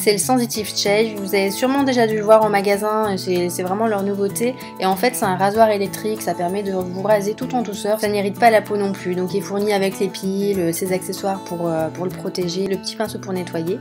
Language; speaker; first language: French; native; French